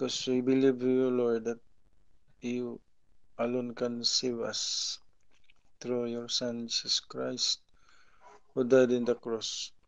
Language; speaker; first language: English; non-native, local second language; Filipino